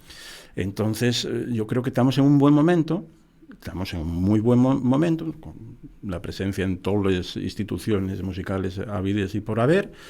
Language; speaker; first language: Spanish; native; Spanish